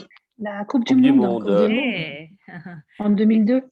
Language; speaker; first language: French; native; French